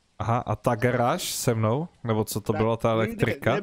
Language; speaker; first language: Czech; native; Czech